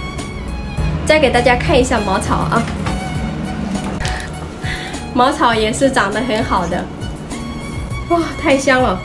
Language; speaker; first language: Chinese; non-native, fluent; Lao